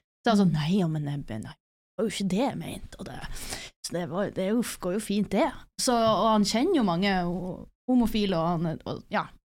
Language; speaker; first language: Norwegian; native; Norwegian